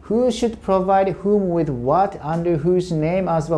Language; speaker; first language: English; non-native, fluent; Japanese